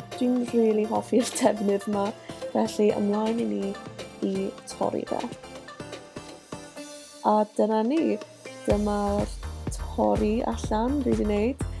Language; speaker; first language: Welsh; non-native, local second language; English